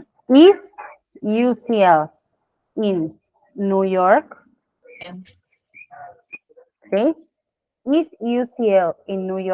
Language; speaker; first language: English; non-native, fluent; Spanish